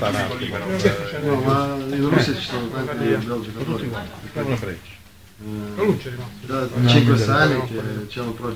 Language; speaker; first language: Italian; non-native, learner; Russian